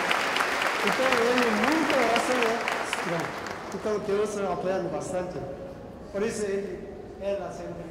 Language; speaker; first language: Portuguese; non-native, learner; Korean